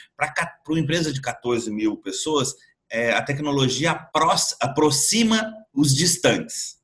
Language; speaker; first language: Portuguese; native; Portuguese